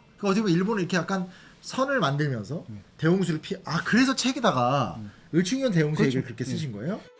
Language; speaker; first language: Korean; native; Korean